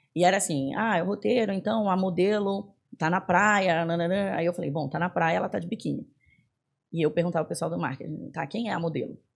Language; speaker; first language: Portuguese; native; Portuguese